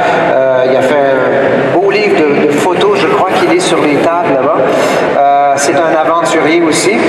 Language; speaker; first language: French; native; French